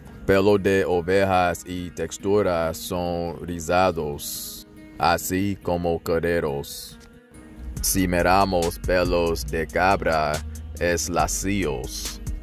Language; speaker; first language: Spanish; non-native, learner; English